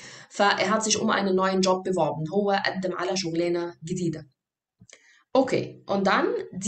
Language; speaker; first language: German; non-native, fluent; Arabic